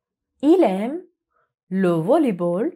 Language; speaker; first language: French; non-native, fluent; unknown